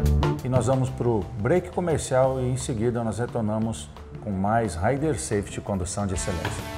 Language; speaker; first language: Portuguese; native; Portuguese